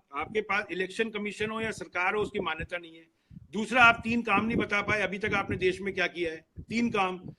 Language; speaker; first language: Hindi; native; Hindi